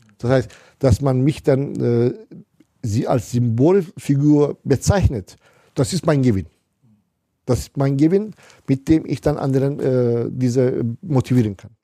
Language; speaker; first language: German; non-native, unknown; Turkish